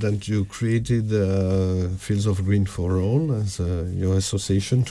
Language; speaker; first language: English; non-native, learner; French